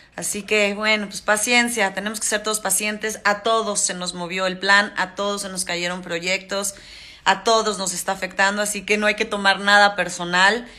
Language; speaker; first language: Spanish; native; Spanish